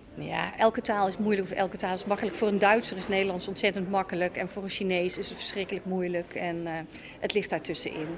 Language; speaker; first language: Dutch; native; Dutch